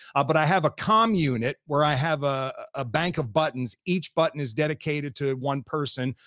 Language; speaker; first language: English; native; English